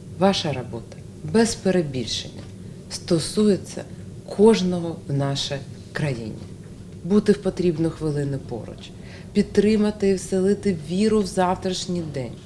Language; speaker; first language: Ukrainian; non-native, local second language; Russian